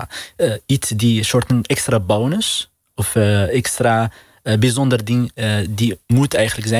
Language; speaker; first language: Dutch; non-native, learner; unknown